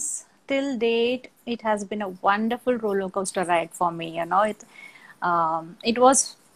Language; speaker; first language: English; non-native, local second language; Marathi